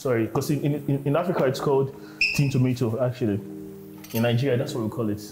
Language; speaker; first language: English; non-native, local second language; Yoruba